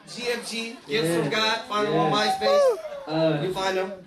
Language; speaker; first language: English; native; English